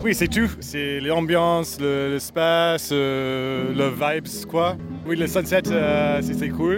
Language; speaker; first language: French; non-native, learner; English